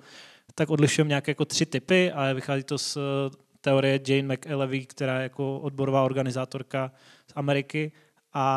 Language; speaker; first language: Czech; native; Czech